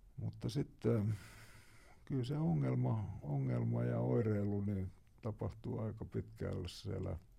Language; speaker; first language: Finnish; native; Finnish